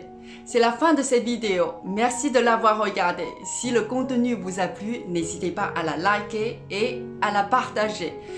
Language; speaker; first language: French; non-native, fluent; Chinese